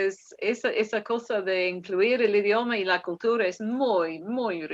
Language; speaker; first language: Spanish; non-native, fluent; English